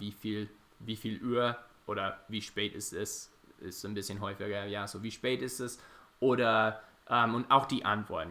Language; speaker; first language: German; non-native, fluent; English